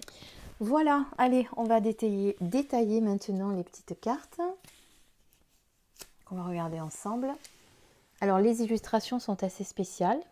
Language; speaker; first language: French; native; French